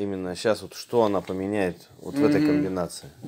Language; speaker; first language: Russian; native; Russian